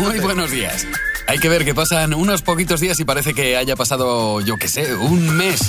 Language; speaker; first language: Spanish; native; Spanish